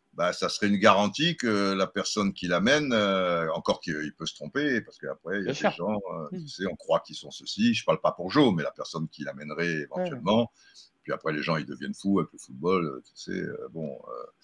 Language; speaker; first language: French; native; French